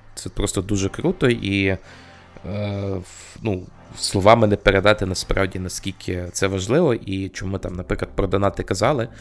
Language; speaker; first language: Ukrainian; native; Ukrainian